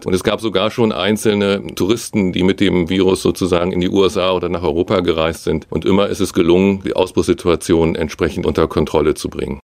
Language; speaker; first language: German; native; German